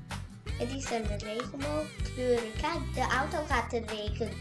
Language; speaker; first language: Dutch; early bilingual, other home language; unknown